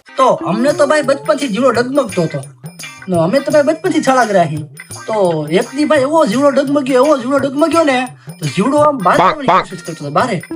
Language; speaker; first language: Gujarati; native; Gujarati